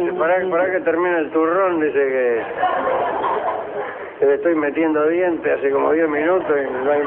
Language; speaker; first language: Spanish; native; Spanish